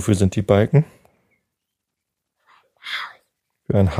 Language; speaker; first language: German; native; German